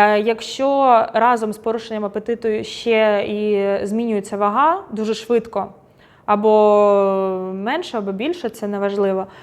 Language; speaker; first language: Ukrainian; non-native, local second language; Russian